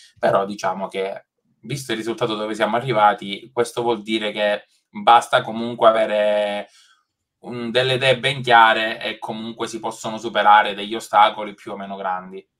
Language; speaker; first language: Italian; native; Italian